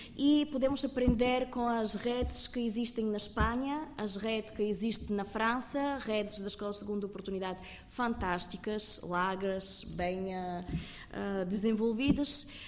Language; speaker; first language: Portuguese; non-native, fluent; Bulgarian